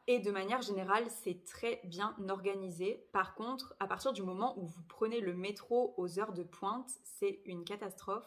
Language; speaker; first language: French; native; French